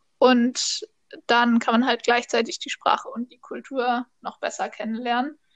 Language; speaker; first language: German; native; German